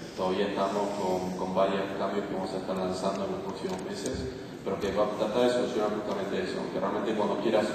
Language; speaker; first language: Spanish; native; Spanish